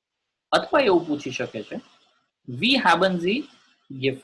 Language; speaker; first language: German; non-native, learner; Gujarati